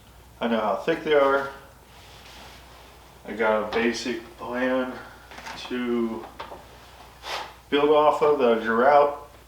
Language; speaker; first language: English; native; English